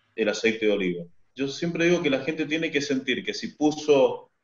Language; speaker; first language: Spanish; native; Spanish